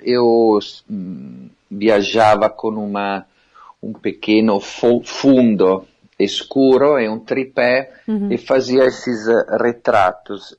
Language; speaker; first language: Portuguese; non-native, fluent; Italian